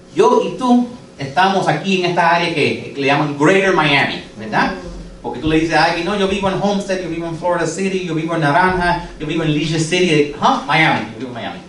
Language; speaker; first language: Spanish; non-native, fluent; English